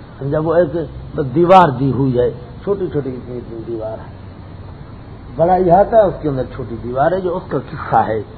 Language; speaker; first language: Urdu; non-native, local second language; Punjabi